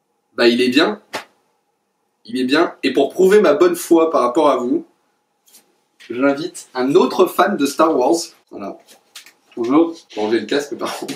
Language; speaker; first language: French; native; French